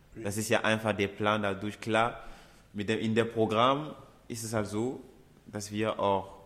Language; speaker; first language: German; non-native, fluent; Ewe